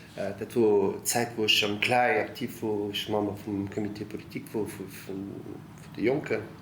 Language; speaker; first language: Luxembourgish; early bilingual, other home language; Italian